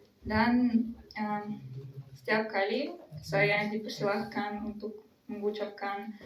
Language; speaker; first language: Indonesian; non-native, fluent; Russian